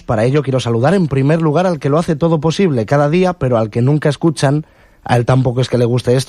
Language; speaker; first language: Spanish; native; Spanish